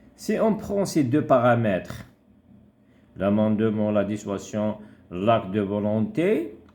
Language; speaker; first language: French; non-native, local second language; Arabic